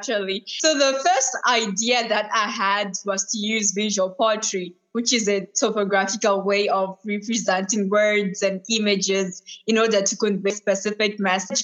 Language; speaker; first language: English; non-native, local second language; Shona